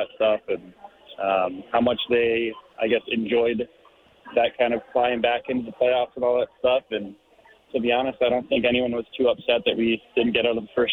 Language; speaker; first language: English; native; English